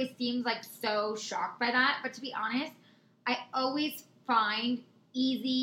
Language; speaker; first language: English; native; English